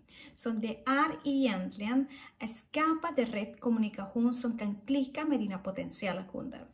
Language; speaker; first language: Swedish; non-native, fluent; Spanish